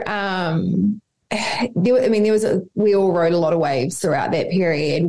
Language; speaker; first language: English; native; English